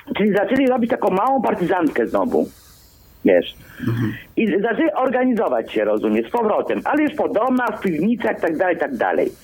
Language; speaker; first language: Polish; early bilingual, other home language; Greek